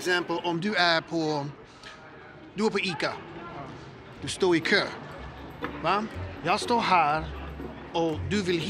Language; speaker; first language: Swedish; non-native, fluent; English